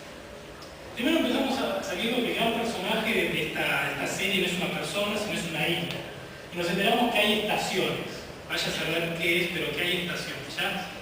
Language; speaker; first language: Spanish; native; Spanish